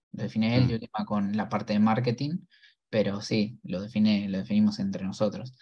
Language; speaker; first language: Spanish; native; Spanish